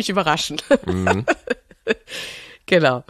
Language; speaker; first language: German; native; German